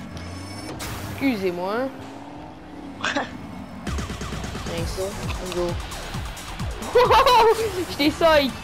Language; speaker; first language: French; native; French